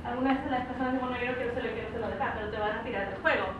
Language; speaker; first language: Spanish; early bilingual, other home language; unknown